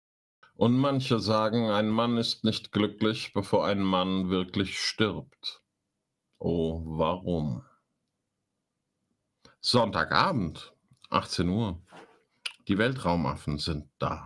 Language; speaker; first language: German; native; German